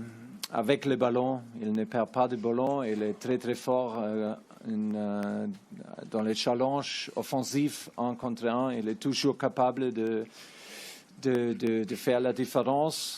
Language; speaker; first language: French; non-native, learner; German